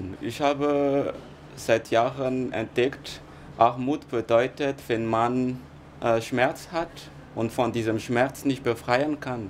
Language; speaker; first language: German; non-native, fluent; Malagasy